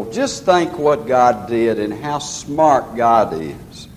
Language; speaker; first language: English; native; English